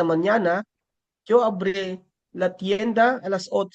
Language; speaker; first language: Spanish; non-native, learner; Filipino